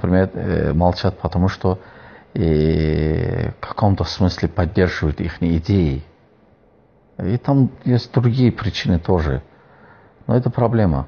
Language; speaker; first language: Russian; non-native, fluent; Azerbaijani